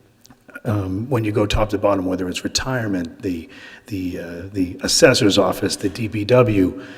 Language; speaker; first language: English; native; English